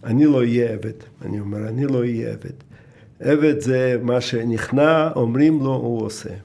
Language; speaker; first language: Hebrew; non-native, fluent; Russian